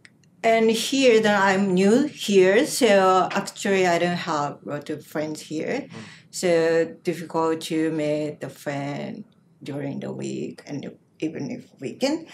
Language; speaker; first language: English; non-native, learner; Japanese